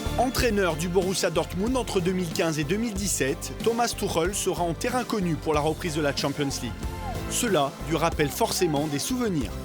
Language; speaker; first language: French; native; French